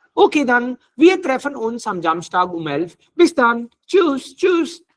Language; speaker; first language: German; non-native, learner; Hindi